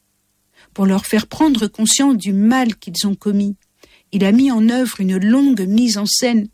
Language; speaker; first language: French; native; French